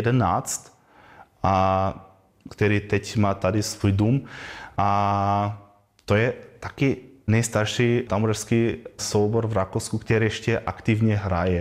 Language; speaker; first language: Czech; non-native, learner; German